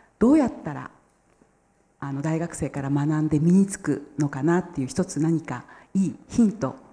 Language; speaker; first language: Japanese; native; Japanese